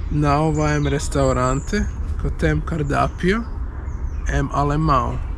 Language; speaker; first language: Portuguese; non-native, learner; Croatian